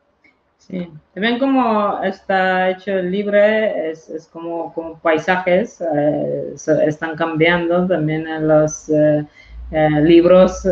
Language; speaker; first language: Spanish; non-native, fluent; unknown